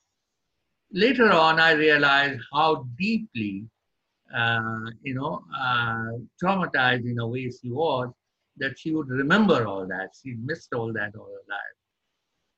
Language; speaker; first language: English; non-native, local second language; Bangla